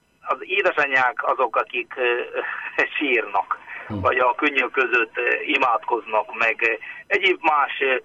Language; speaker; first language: Hungarian; non-native, fluent; Malayalam